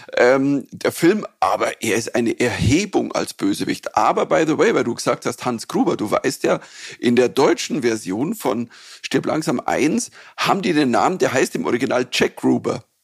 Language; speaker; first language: German; native; German